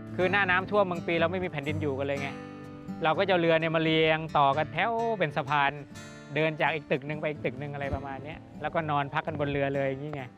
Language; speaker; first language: Thai; native; Thai